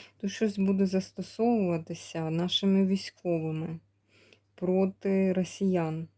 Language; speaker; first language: Ukrainian; native; Ukrainian